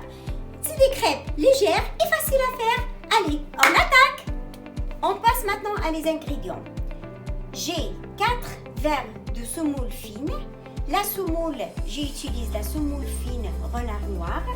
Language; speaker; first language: French; non-native, local second language; Arabic